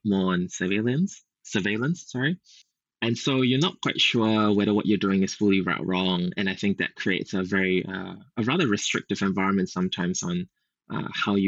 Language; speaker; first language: English; native; English